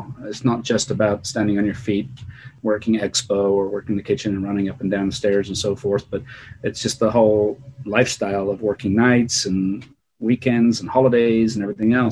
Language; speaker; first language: English; native; English